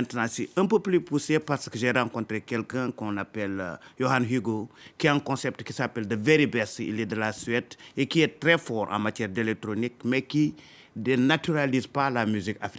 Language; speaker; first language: French; non-native, local second language; Fula